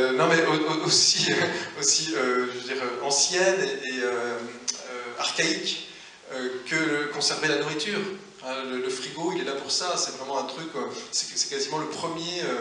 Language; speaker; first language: French; native; French